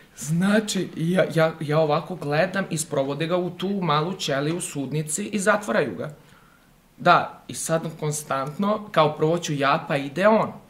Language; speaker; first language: Serbian; native; Serbian